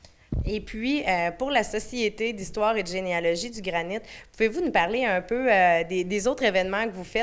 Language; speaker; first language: French; native; French